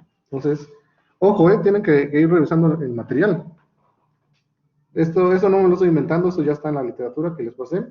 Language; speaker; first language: Spanish; native; Spanish